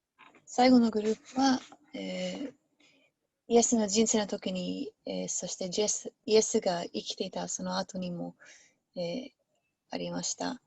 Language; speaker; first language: Japanese; non-native, learner; English